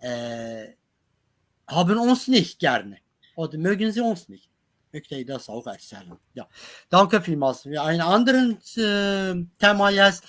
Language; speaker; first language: German; non-native, learner; Kurdish